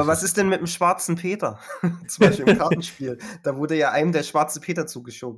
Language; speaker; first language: German; native; German